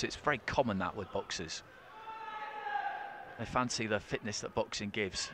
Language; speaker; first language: English; native; English